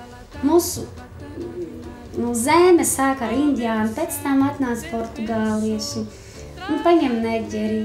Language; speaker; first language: Latvian; non-native, learner; Portuguese